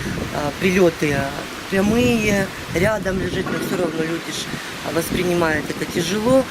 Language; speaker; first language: Russian; native; Russian